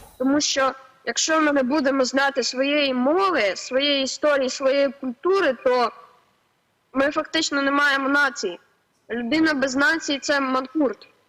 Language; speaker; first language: Ukrainian; native; Ukrainian